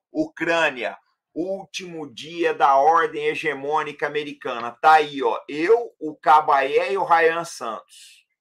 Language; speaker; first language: Portuguese; native; Portuguese